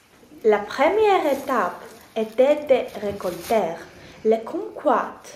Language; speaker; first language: French; non-native, learner; Greek